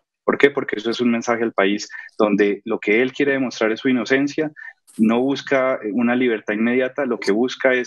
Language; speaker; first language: Spanish; native; Spanish